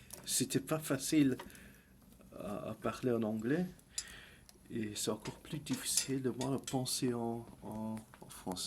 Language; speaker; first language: French; early bilingual, heritage; English